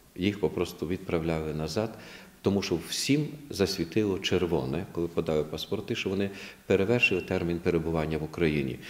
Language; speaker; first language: Ukrainian; native; Ukrainian